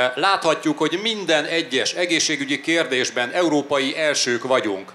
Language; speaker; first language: Hungarian; native; Hungarian